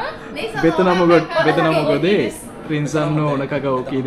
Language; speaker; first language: Japanese; non-native, learner; Sinhala